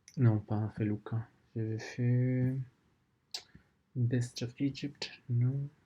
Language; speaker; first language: French; non-native, learner; Spanish